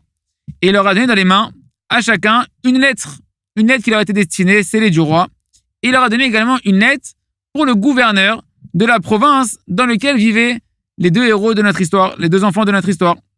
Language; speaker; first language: French; native; French